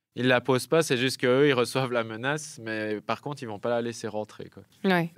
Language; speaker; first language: French; native; French